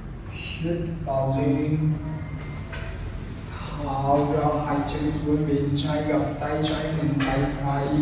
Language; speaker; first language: Vietnamese; non-native, learner; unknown